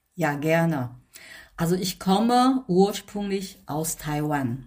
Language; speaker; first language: German; non-native, fluent; Chinese